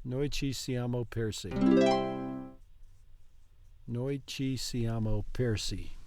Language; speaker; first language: Italian; non-native, learner; English